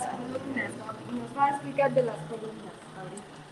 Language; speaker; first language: Spanish; non-native, fluent; English